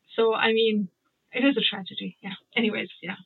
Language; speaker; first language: English; non-native, local second language; Gujarati